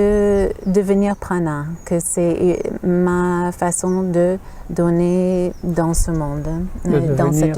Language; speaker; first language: French; non-native, fluent; English